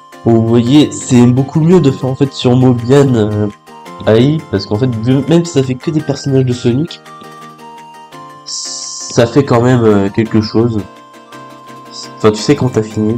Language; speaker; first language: French; native; French